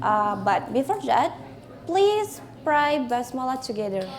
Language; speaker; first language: English; non-native, learner; Indonesian